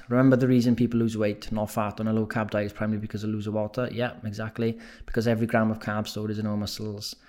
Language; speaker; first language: English; native; English